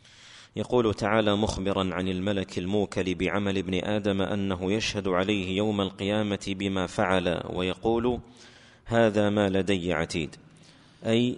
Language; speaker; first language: Arabic; native; Arabic